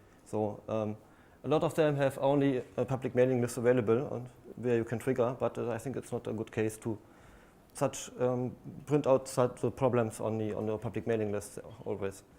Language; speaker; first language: English; non-native, fluent; German